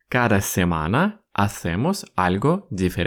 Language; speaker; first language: Spanish; non-native, fluent; Russian